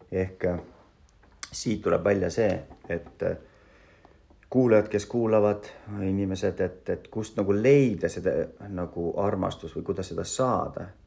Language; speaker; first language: Estonian; non-native, local second language; Russian